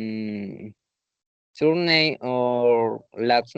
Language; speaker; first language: English; non-native, learner; Spanish